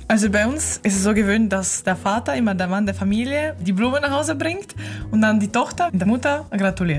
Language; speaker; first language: German; non-native, fluent; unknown